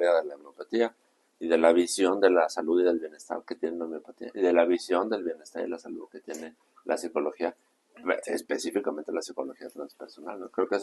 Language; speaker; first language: Spanish; native; Spanish